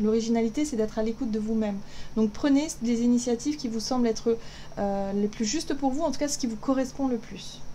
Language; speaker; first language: French; native; French